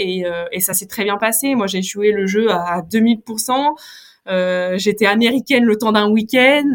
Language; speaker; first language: French; native; French